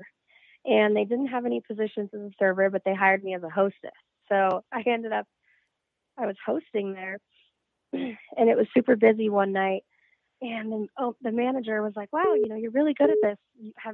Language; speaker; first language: English; native; English